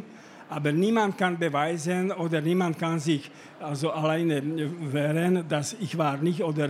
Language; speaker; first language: German; non-native, fluent; Slovak